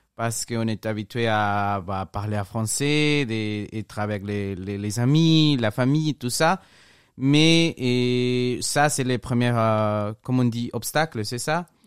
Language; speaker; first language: French; non-native, learner; Spanish